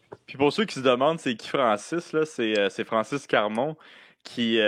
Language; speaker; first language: French; native; French